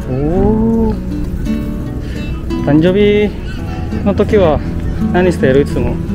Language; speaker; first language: Japanese; non-native, fluent; Indonesian